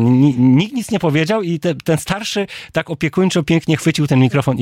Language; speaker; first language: Polish; native; Polish